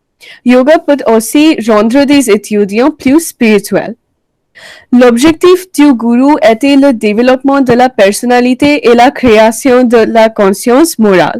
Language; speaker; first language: French; non-native, learner; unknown